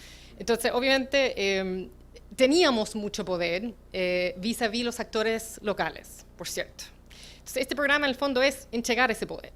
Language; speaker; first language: Spanish; native; Spanish